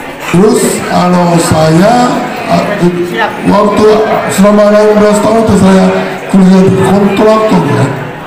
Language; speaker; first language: Indonesian; non-native, fluent; Japanese